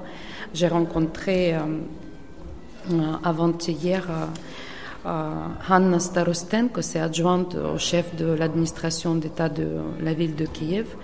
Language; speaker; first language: French; non-native, fluent; Ukrainian